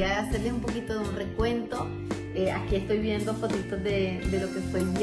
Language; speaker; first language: Spanish; native; Spanish